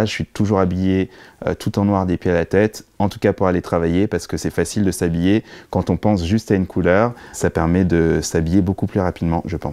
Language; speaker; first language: French; native; French